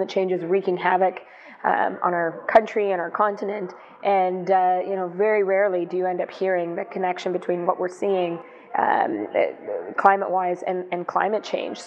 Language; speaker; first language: English; non-native, fluent; Greek